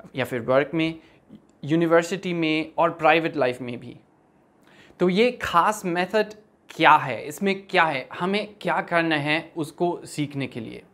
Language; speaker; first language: Hindi; non-native, fluent; German